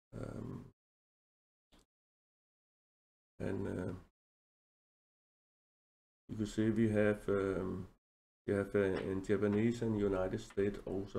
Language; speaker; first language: English; non-native, learner; Danish